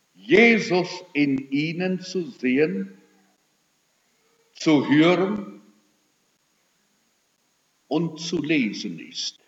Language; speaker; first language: German; early bilingual, heritage; German